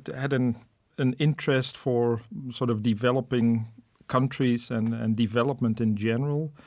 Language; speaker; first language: English; non-native, fluent; Dutch